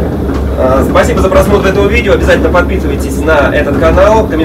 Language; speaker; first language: Russian; native; Russian